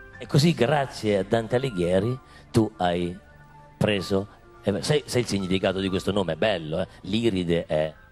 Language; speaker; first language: Italian; native; Italian